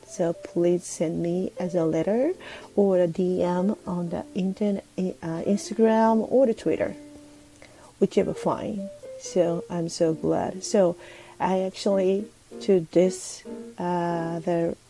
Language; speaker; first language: English; non-native, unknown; Japanese